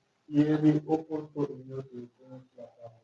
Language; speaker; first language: Italian; non-native, learner; French